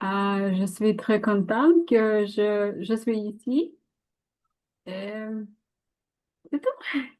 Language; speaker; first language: French; non-native, learner; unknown